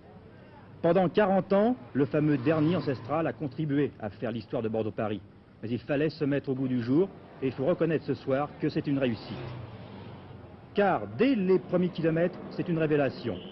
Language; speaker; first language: French; native; French